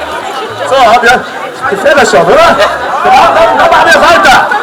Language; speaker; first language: German; non-native, learner; Portuguese